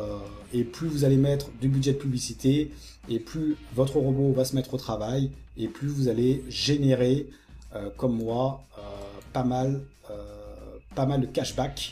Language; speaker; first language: French; native; French